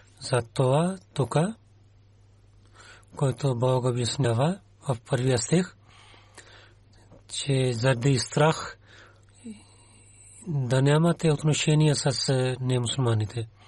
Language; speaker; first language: Bulgarian; non-native, learner; Urdu